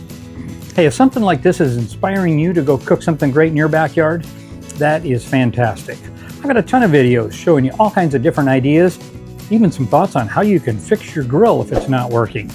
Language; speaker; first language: English; native; English